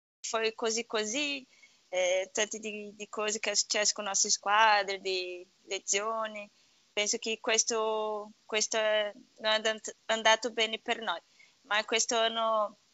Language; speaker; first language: Italian; non-native, learner; Portuguese